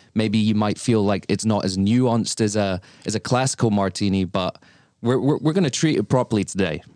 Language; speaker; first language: English; native; English